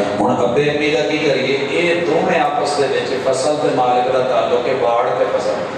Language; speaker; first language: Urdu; non-native, local second language; Punjabi